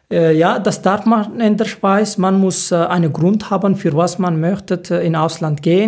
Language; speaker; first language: German; non-native, learner; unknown